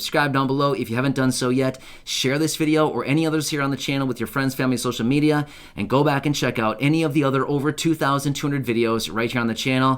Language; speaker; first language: English; native; English